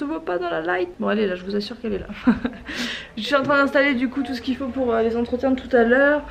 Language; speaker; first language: French; native; French